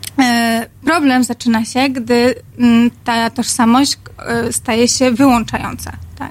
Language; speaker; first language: Polish; native; Polish